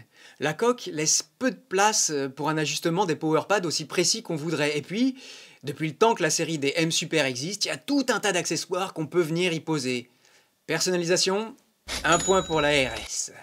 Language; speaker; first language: French; native; French